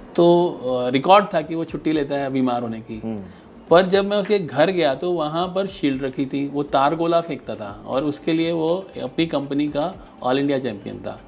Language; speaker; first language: Hindi; native; Hindi